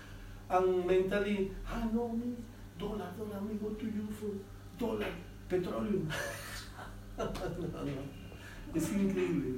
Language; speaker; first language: English; non-native, learner; Spanish